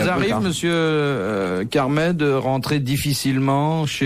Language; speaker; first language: French; native; French